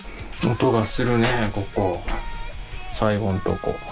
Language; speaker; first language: Japanese; native; Japanese